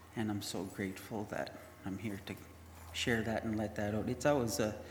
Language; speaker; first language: English; native; English